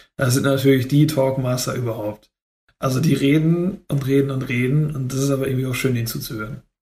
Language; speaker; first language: German; native; German